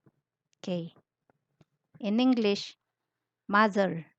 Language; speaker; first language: English; non-native, local second language; Filipino